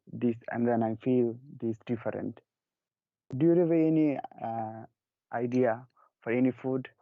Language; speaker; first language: English; non-native, learner; Bangla